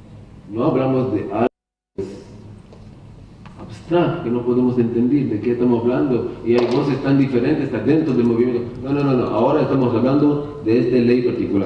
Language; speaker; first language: Spanish; non-native, learner; Hebrew